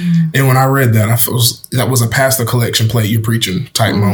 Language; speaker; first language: English; native; English